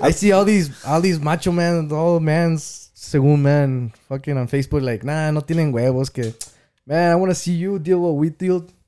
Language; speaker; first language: English; early bilingual, other home language; Spanish